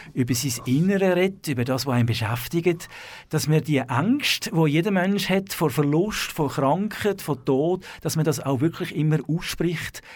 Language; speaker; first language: German; native; German